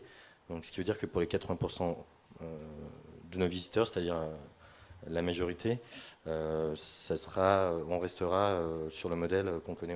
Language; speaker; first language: French; native; French